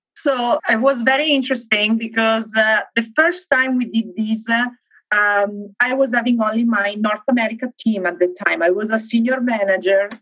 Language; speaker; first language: English; non-native, fluent; Italian